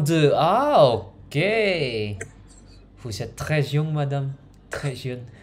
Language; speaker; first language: French; non-native, learner; Indonesian